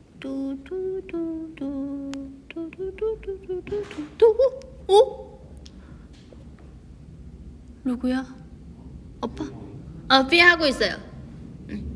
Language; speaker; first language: Korean; non-native, fluent; Chinese